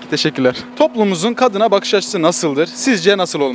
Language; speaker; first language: Turkish; native; Turkish